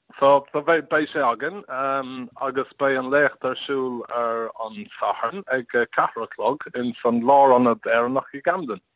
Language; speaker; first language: Irish; non-native, learner; English